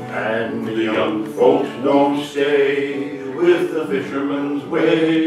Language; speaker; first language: English; native; English